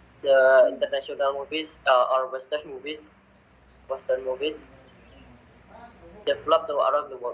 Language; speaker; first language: English; non-native, learner; Indonesian